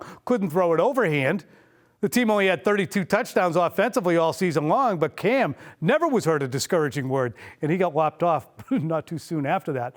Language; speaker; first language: English; native; English